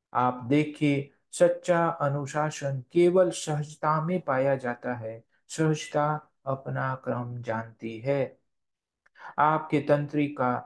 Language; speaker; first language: Hindi; non-native, local second language; Gujarati